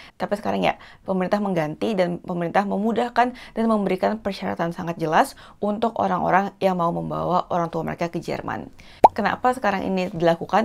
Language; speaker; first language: Indonesian; native; Indonesian